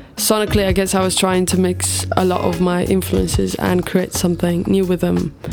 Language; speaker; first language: English; non-native, fluent; Portuguese